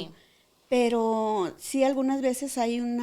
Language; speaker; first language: Spanish; native; Spanish